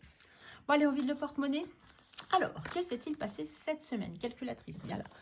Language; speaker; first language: French; native; French